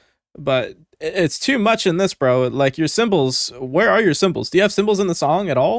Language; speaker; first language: English; native; English